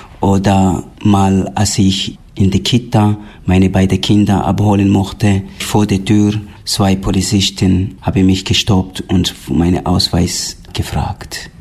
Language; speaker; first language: German; non-native, fluent; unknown